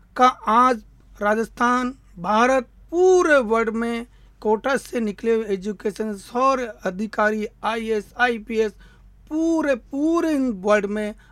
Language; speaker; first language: Hindi; native; Hindi